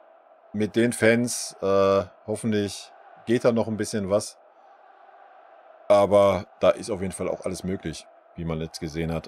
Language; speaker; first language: German; native; German